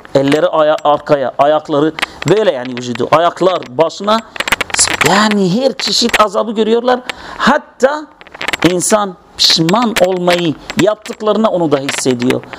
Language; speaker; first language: Turkish; non-native, fluent; Arabic